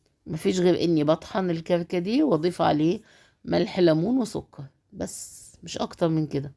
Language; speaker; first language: Arabic; native; Arabic